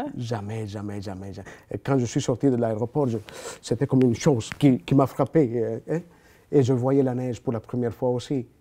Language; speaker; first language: French; non-native, fluent; Spanish